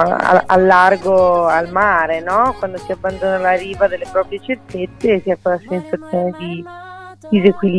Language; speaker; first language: Italian; native; Italian